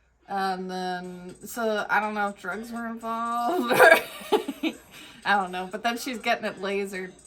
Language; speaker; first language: English; native; English